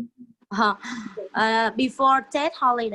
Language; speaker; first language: English; non-native, learner; Vietnamese